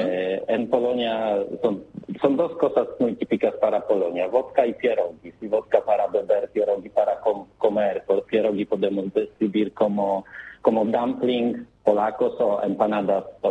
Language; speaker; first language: Spanish; non-native, learner; Polish